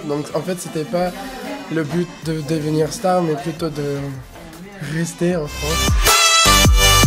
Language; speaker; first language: French; non-native, fluent; Spanish